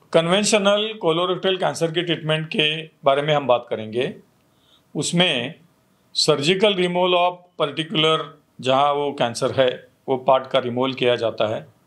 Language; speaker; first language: Hindi; non-native, local second language; Marathi